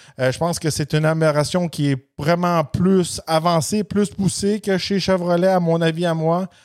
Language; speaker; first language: French; native; French